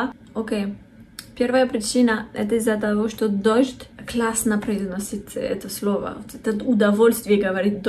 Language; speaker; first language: Russian; non-native, fluent; French